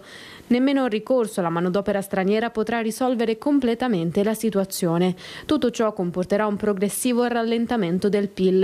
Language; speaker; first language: Italian; native; Italian